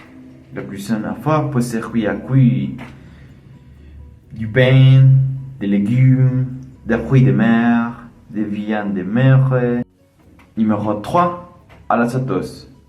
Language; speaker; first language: French; non-native, learner; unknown